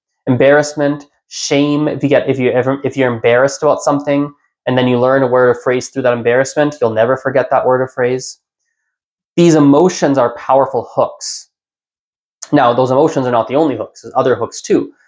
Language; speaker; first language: English; native; English